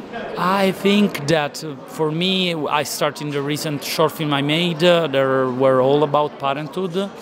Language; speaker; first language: English; non-native, fluent; Italian